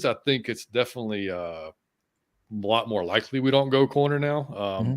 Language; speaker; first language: English; native; English